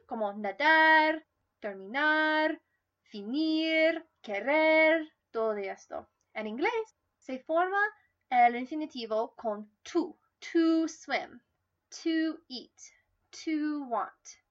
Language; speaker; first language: Spanish; non-native, learner; English